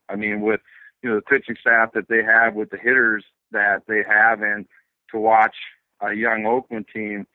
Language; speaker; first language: English; native; English